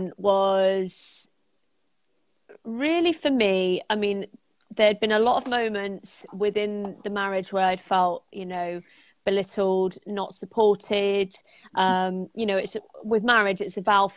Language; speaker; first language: English; native; English